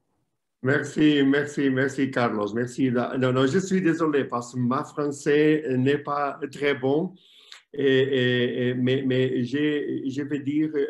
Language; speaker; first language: French; non-native, learner; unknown